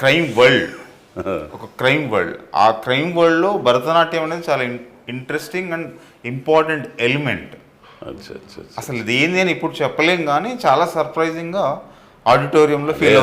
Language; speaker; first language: Telugu; native; Telugu